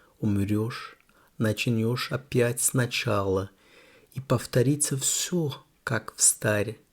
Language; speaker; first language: Russian; non-native, learner; Portuguese